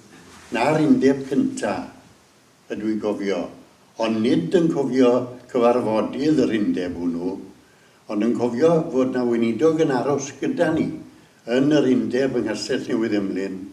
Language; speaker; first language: Welsh; native; Welsh